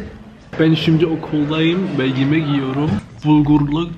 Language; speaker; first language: Turkish; early bilingual, heritage; Turkish